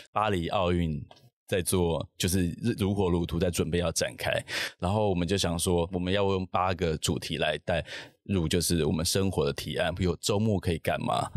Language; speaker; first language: Chinese; native; Chinese